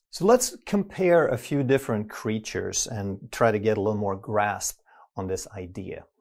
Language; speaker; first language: English; non-native, fluent; Swedish